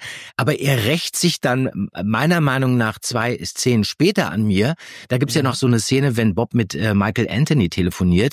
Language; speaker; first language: German; native; German